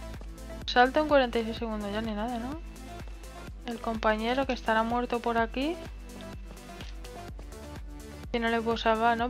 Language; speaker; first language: Spanish; native; Spanish